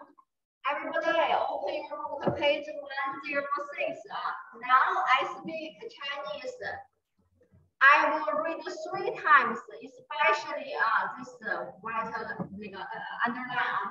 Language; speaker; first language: English; non-native, learner; Chinese